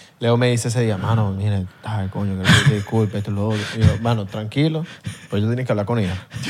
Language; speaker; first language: Spanish; native; Spanish